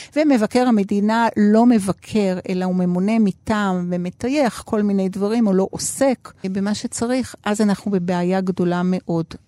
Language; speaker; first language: Hebrew; early bilingual, other home language; Spanish